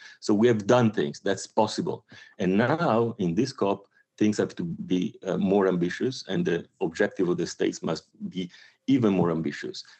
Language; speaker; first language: English; non-native, fluent; Italian